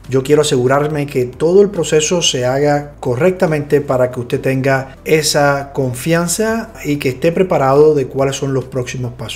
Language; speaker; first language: Spanish; native; Spanish